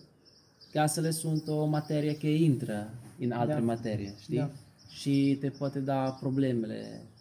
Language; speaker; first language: Romanian; non-native, learner; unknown